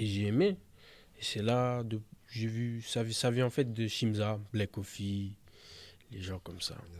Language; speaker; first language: French; early bilingual, other home language; Portuguese